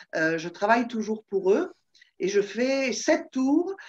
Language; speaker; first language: French; native; French